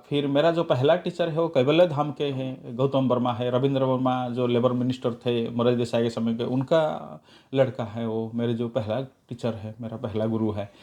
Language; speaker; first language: Hindi; non-native, local second language; Odia